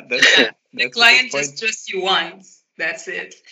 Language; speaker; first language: English; non-native, fluent; Portuguese